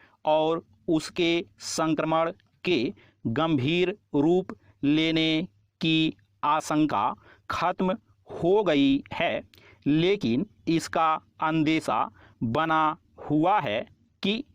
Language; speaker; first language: Hindi; native; Hindi